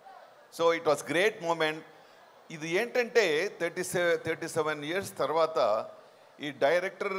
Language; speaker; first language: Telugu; non-native, fluent; Tamil